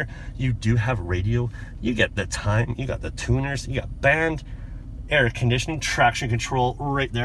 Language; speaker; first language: English; native; English